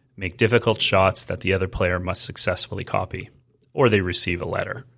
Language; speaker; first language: English; native; English